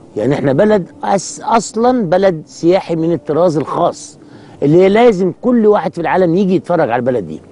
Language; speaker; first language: Arabic; native; Arabic